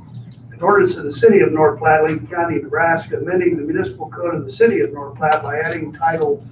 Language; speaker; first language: English; native; English